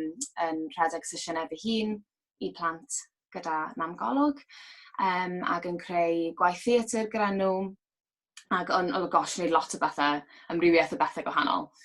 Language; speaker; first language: Welsh; native; Welsh